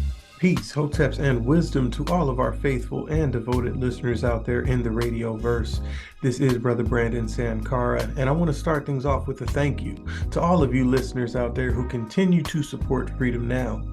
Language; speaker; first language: English; native; English